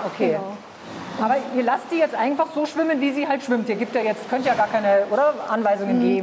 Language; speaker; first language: German; native; German